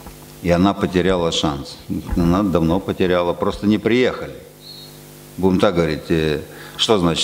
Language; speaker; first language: Russian; native; Russian